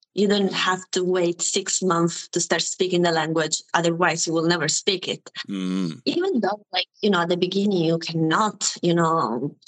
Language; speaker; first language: English; non-native, fluent; Italian